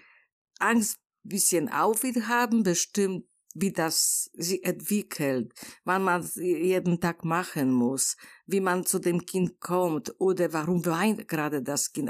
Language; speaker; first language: German; non-native, learner; Polish